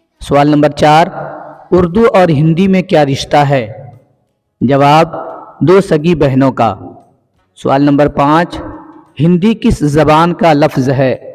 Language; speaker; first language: Urdu; native; Urdu